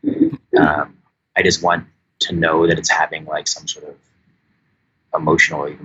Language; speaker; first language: English; native; English